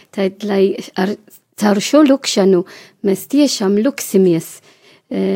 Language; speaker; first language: Latvian; non-native, fluent; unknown